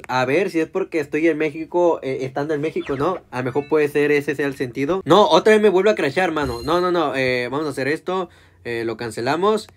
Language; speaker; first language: Spanish; native; Spanish